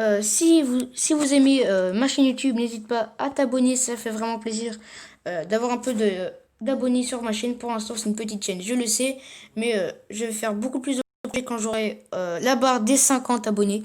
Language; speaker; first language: French; native; French